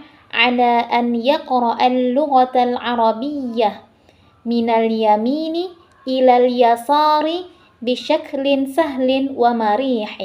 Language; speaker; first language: Arabic; non-native, learner; Indonesian